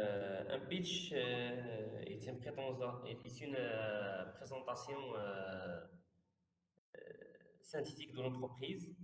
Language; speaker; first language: French; non-native, fluent; Arabic